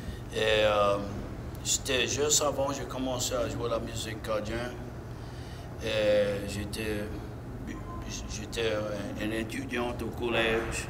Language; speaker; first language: French; non-native, local second language; English